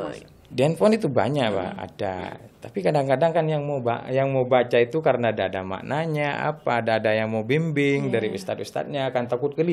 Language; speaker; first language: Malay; non-native, local second language; Madurese